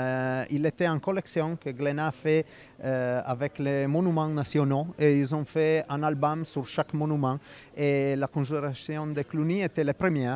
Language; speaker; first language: French; non-native, fluent; Italian